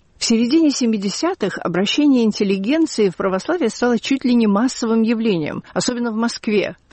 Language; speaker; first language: Russian; native; Russian